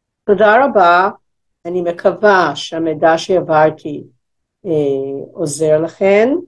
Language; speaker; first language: Hebrew; non-native, fluent; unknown